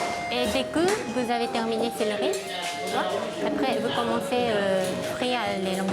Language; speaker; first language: French; non-native, fluent; Japanese